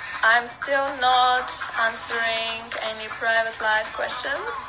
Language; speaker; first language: English; non-native, fluent; Russian